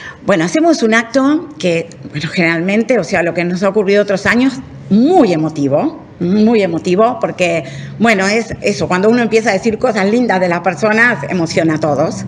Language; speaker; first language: Spanish; native; Spanish